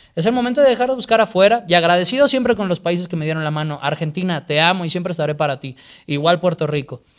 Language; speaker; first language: Spanish; native; Spanish